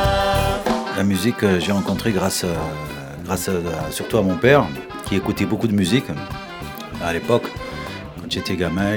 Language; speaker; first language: French; non-native, local second language; Arabic